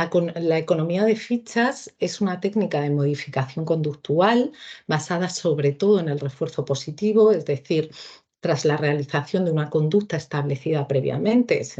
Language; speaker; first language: Spanish; native; Spanish